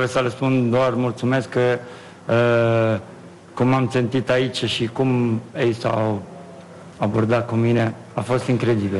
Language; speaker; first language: Romanian; non-native, learner; Italian